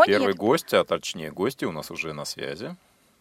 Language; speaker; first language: Russian; native; Russian